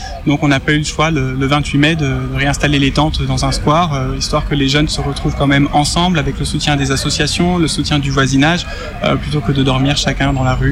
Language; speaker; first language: French; native; French